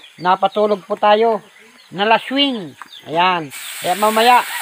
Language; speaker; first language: Filipino; non-native, local second language; Bikol